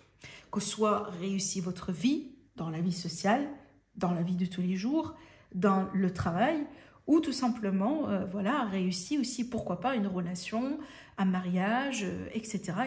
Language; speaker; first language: French; native; French